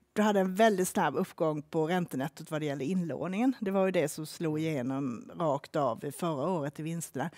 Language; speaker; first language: Swedish; native; Swedish